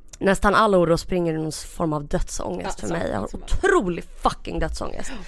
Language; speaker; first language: Swedish; early bilingual, other home language; Russian